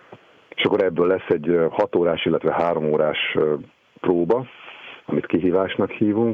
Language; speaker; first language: Hungarian; native; Hungarian